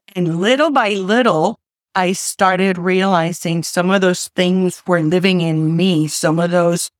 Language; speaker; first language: English; non-native, fluent; Spanish